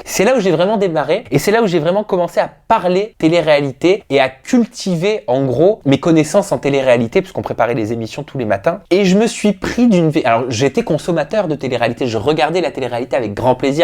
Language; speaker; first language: French; native; French